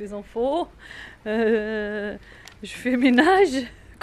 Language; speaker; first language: French; non-native, learner; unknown